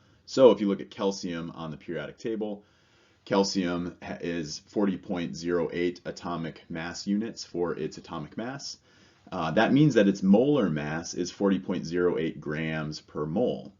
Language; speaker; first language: English; native; English